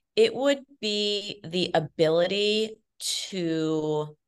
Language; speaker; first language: English; early bilingual, other home language; Spanish